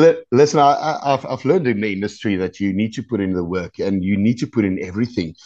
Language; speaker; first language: English; non-native, local second language; Afrikaans